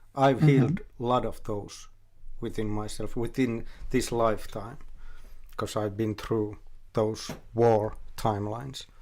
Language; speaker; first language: English; non-native, fluent; Finnish